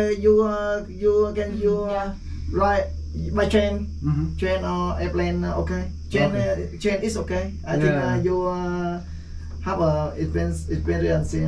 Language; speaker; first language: English; non-native, learner; Vietnamese